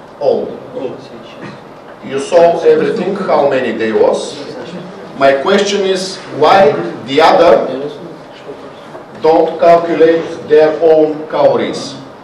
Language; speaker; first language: English; non-native, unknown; Bulgarian